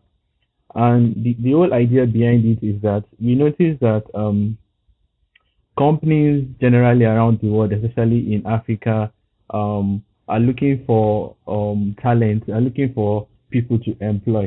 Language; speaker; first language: English; non-native, local second language; Yoruba